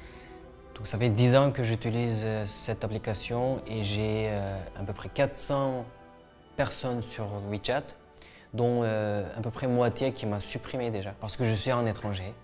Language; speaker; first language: French; non-native, fluent; Uyghur